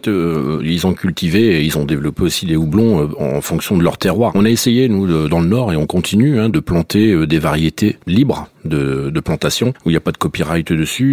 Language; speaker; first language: French; native; French